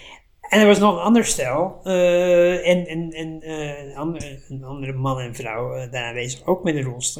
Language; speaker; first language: Dutch; native; Dutch